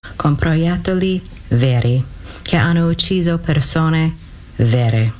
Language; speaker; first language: Italian; non-native, fluent; English